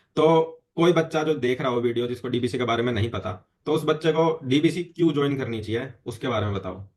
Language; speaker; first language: Hindi; native; Hindi